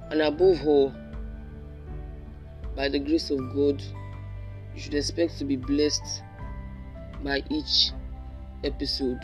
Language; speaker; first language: English; non-native, local second language; Yoruba